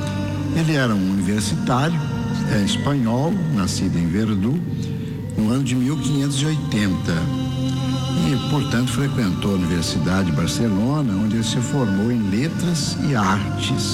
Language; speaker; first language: Portuguese; native; Portuguese